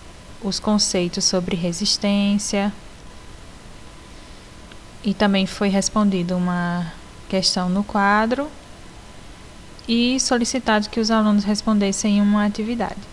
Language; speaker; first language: Portuguese; native; Portuguese